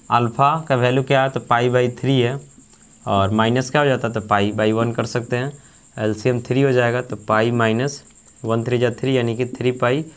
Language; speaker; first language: Hindi; native; Hindi